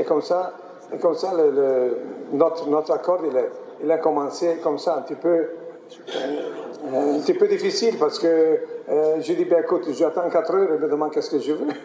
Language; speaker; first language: French; non-native, fluent; Italian